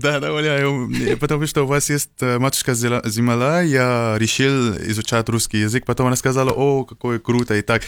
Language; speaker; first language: Russian; non-native, learner; Arabic